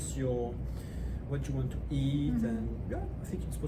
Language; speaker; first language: English; non-native, learner; French